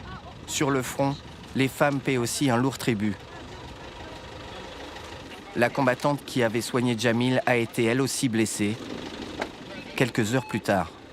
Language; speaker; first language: French; native; French